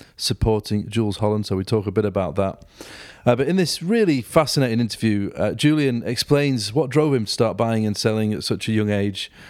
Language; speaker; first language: English; native; English